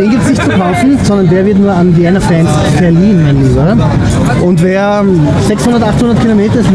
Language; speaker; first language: German; native; German